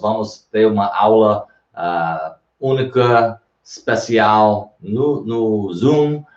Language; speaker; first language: Portuguese; non-native, learner; English